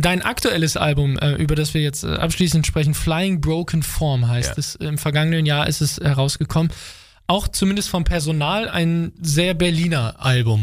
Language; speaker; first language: German; native; German